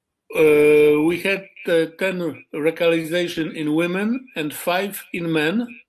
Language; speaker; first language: English; non-native, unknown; Polish